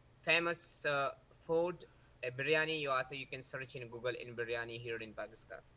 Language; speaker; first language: English; non-native, learner; Pashto